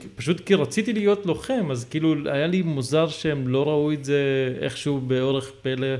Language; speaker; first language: Hebrew; native; Hebrew